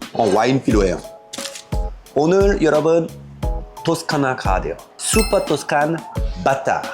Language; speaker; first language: Korean; non-native, fluent; French